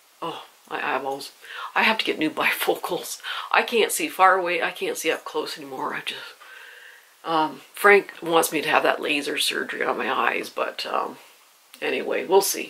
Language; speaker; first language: English; native; English